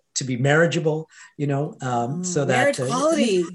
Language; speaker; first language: English; non-native, fluent; Hindi